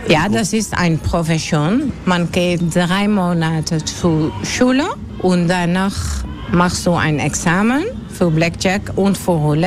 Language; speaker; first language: German; non-native, learner; Dutch